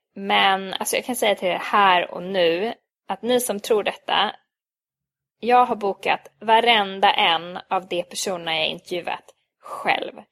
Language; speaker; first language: Swedish; early bilingual, other home language; Hungarian